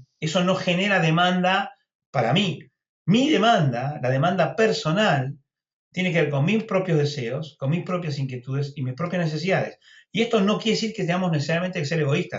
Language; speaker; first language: Spanish; native; Spanish